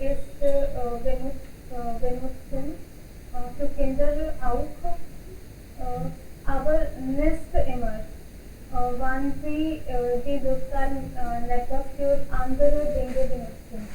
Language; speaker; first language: German; non-native, learner; Hindi